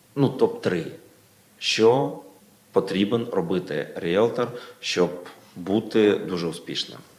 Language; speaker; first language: Ukrainian; native; Ukrainian